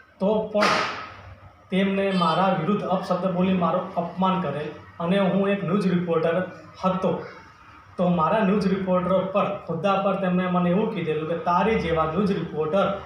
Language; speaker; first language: Gujarati; native; Gujarati